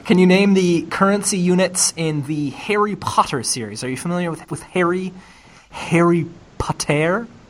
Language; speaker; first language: English; native; English